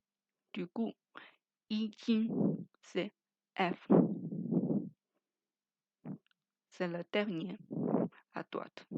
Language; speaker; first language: French; non-native, fluent; Chinese